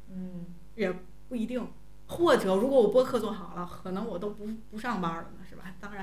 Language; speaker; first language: Chinese; native; Chinese